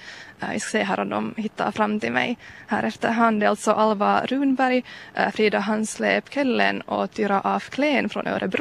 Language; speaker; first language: Swedish; native; Swedish